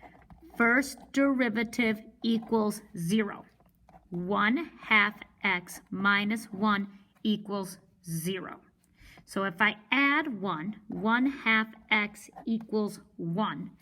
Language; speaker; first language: English; native; English